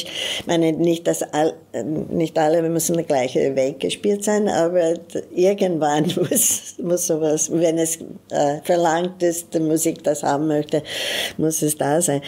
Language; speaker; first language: German; non-native, fluent; English